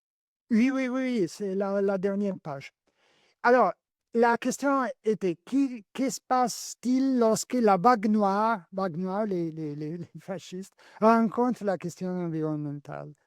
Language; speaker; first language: French; non-native, learner; Italian